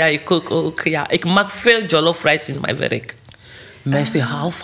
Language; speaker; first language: Dutch; non-native, learner; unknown